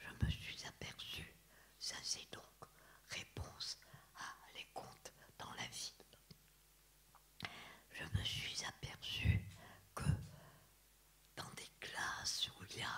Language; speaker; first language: French; native; French